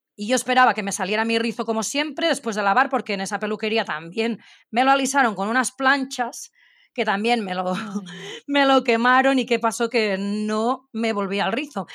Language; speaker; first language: Spanish; native; Spanish